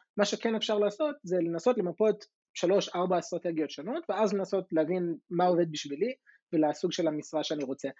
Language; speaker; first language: Hebrew; non-native, fluent; English